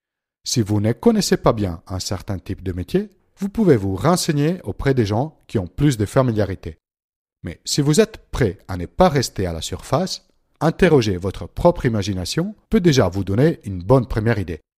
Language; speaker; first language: French; non-native, fluent; Italian